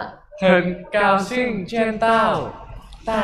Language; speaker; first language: Chinese; non-native, learner; Thai